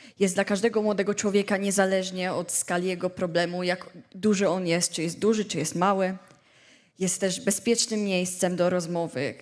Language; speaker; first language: Polish; native; Polish